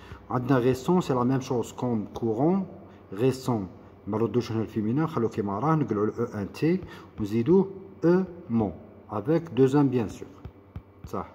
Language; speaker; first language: French; non-native, local second language; Arabic